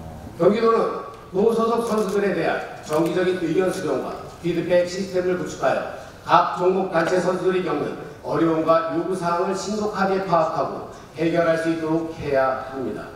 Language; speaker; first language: Korean; native; Korean